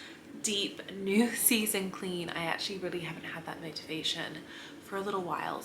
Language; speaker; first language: English; native; English